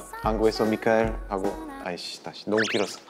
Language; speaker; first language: Korean; non-native, learner; Bulgarian